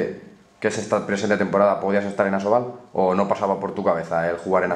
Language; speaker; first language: Spanish; native; Spanish